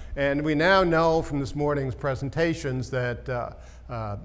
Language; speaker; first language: English; native; English